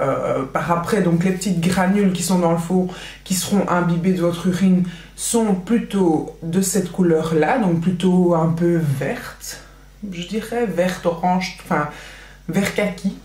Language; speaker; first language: French; native; French